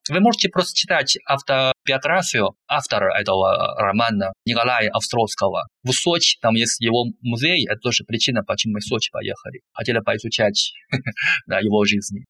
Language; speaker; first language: Russian; non-native, fluent; Chinese